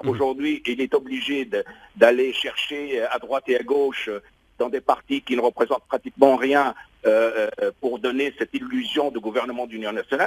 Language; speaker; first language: French; non-native, local second language; Arabic